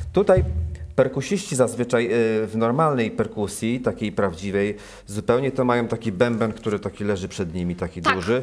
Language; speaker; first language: Polish; native; Polish